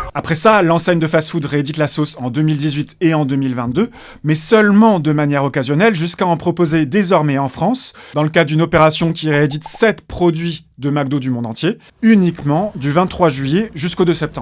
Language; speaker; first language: French; native; French